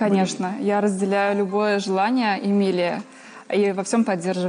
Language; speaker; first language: Russian; native; Russian